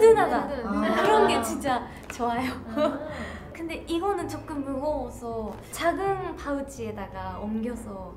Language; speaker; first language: Korean; non-native, fluent; Japanese